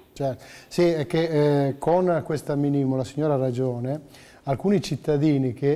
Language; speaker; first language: Italian; native; Italian